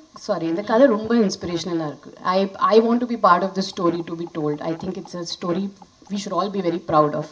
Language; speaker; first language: Tamil; non-native, fluent; Hindi